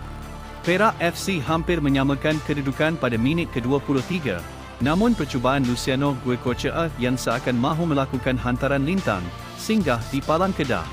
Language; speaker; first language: Malay; native; Malay